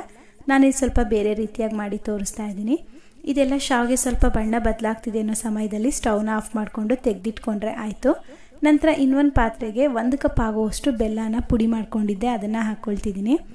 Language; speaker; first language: Kannada; native; Kannada